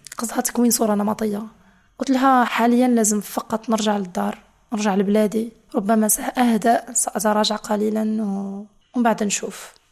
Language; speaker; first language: Arabic; non-native, fluent; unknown